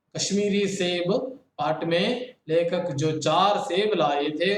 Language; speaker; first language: Hindi; non-native, local second language; Kannada